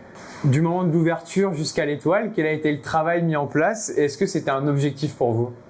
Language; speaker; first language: French; native; French